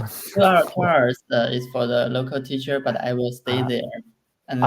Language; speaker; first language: English; non-native, learner; Chinese